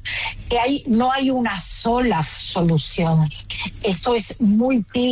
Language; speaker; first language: Spanish; native; Spanish